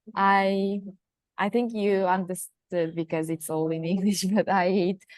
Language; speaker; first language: English; non-native, fluent; Japanese